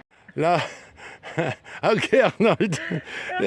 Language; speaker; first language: English; non-native, learner; French